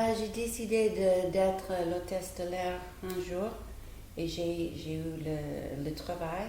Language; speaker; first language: French; non-native, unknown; English